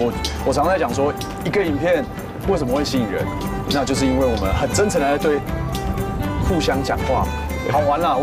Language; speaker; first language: Chinese; native; Chinese